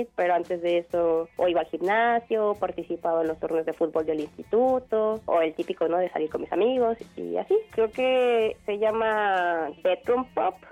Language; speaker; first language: Spanish; native; Spanish